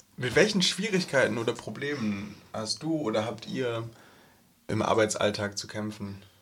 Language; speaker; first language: German; native; German